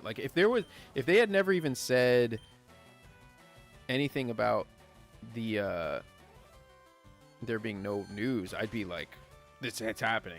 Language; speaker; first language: English; native; English